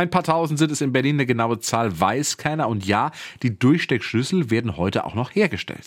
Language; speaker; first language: German; native; German